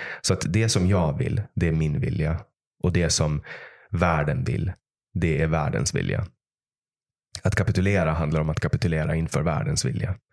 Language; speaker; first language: Swedish; native; Swedish